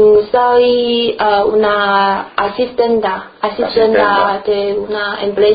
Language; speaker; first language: Spanish; non-native, learner; Chinese